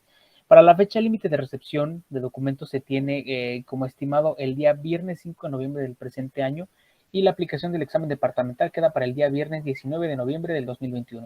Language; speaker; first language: Spanish; native; Spanish